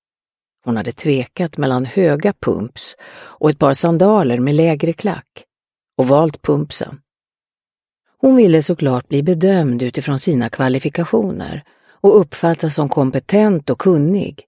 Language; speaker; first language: Swedish; native; Swedish